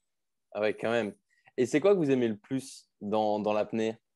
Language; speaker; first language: French; native; French